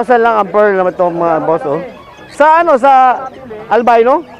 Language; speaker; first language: Filipino; native; Filipino